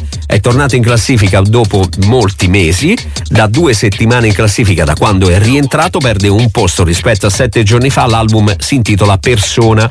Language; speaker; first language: Italian; native; Italian